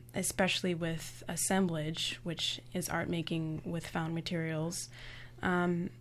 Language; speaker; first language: English; native; English